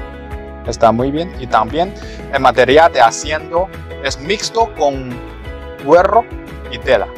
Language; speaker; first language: Spanish; non-native, learner; Chinese